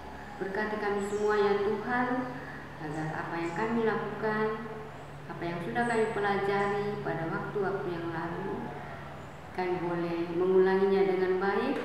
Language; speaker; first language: Indonesian; native; Indonesian